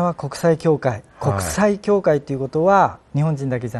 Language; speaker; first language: Japanese; native; Japanese